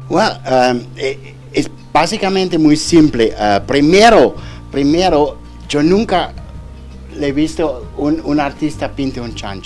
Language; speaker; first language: Spanish; non-native, learner; German